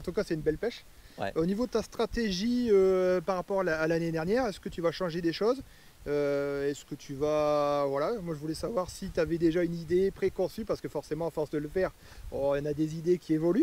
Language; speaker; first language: French; native; French